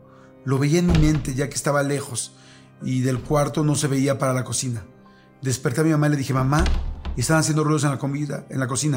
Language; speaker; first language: Spanish; native; Spanish